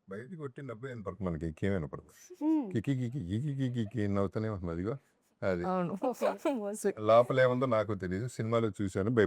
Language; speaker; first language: Telugu; native; Telugu